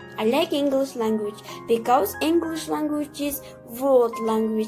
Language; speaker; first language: English; non-native, learner; Kyrgyz